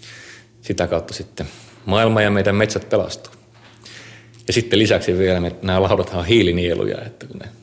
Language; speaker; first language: Finnish; native; Finnish